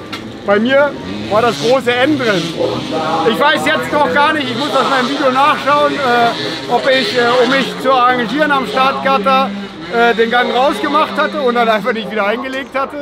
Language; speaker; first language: German; native; German